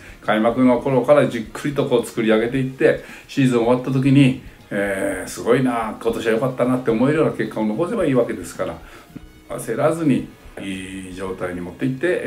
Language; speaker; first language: Japanese; native; Japanese